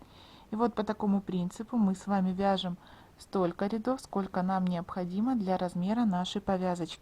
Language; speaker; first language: Russian; native; Russian